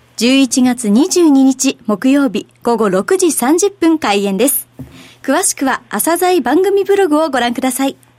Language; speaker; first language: Japanese; native; Japanese